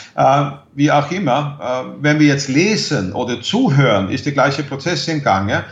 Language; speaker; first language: German; non-native, fluent; Swedish